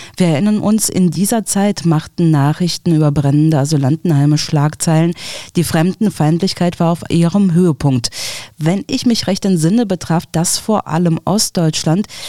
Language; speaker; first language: German; early bilingual, other home language; Russian